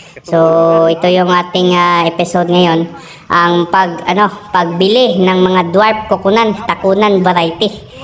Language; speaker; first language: Filipino; non-native, local second language; Cebuano